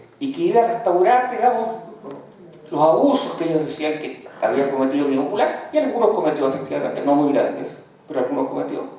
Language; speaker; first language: Spanish; native; Spanish